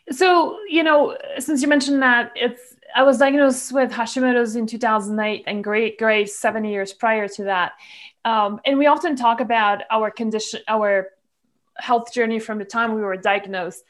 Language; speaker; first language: English; non-native, local second language; Polish